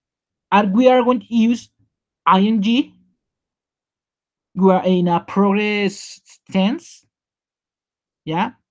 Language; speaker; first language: English; non-native, learner; Spanish